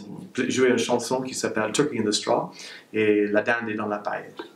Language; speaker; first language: French; non-native, fluent; English